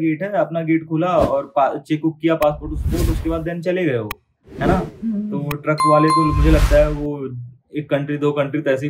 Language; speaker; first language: Hindi; native; Hindi